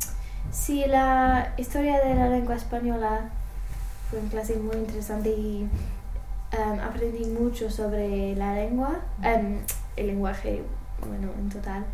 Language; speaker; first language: Spanish; non-native, learner; English